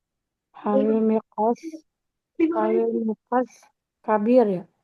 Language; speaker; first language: Arabic; non-native, learner; Indonesian